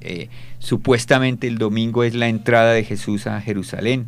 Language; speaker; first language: Spanish; native; Spanish